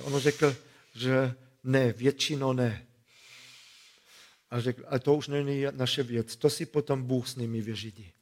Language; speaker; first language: Czech; non-native, fluent; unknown